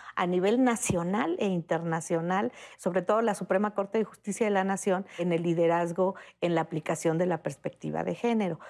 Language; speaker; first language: Spanish; native; Spanish